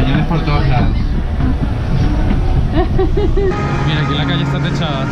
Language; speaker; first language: Spanish; native; Spanish